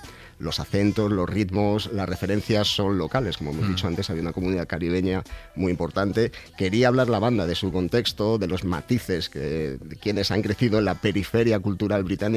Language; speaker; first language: Spanish; native; Spanish